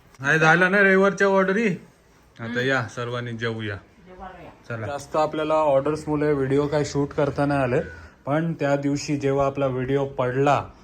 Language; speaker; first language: Marathi; native; Marathi